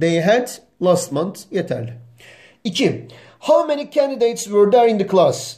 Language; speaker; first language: English; non-native, fluent; Turkish